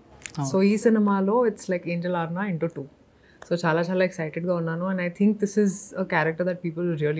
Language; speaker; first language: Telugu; non-native, local second language; Hindi